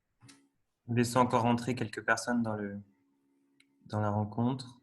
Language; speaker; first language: French; native; French